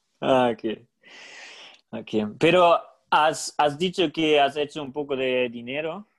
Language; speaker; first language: Spanish; non-native, learner; German